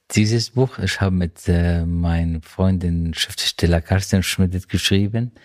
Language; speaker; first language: German; non-native, learner; Arabic